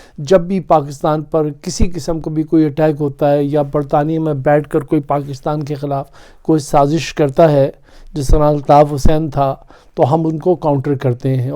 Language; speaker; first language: Urdu; non-native, local second language; Punjabi